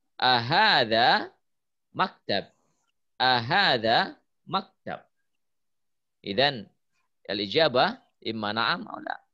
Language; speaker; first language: Arabic; non-native, fluent; Indonesian